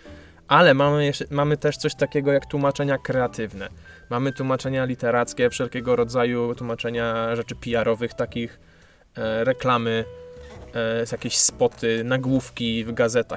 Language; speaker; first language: Polish; native; Polish